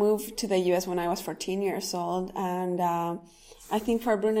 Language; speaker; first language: English; non-native, fluent; Spanish